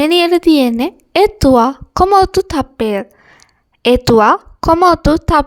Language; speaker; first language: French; non-native, learner; Sinhala